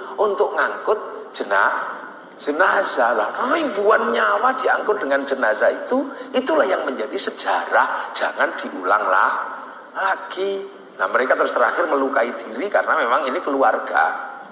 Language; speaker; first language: Indonesian; native; Indonesian